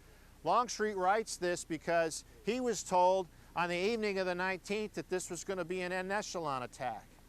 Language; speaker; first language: English; native; English